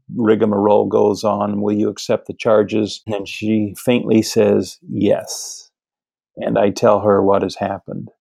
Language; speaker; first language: English; native; English